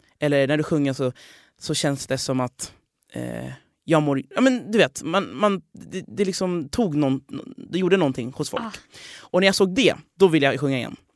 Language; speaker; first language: Swedish; non-native, fluent; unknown